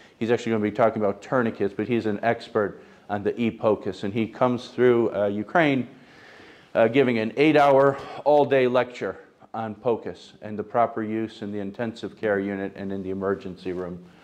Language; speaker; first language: English; early bilingual, other home language; Ukrainian